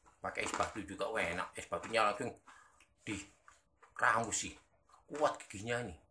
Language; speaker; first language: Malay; non-native, local second language; Javanese